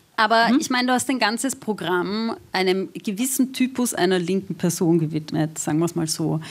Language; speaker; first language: German; native; German